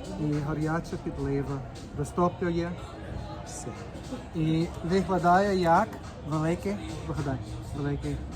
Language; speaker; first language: Ukrainian; non-native, learner; English